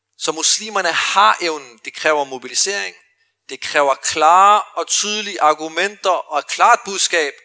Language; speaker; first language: Danish; early bilingual, other home language; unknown